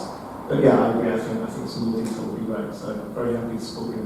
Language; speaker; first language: English; native; English